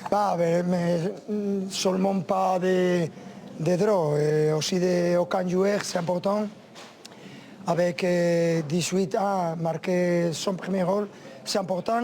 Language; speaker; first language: French; non-native, learner; Spanish